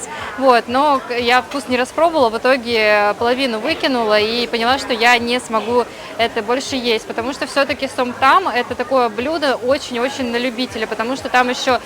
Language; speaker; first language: Russian; native; Russian